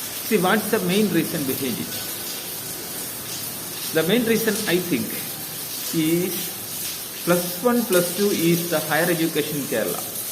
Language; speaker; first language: English; non-native, local second language; Malayalam